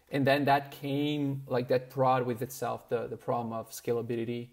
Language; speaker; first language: English; non-native, fluent; Portuguese